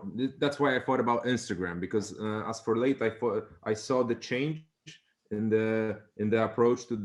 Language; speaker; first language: English; non-native, fluent; Polish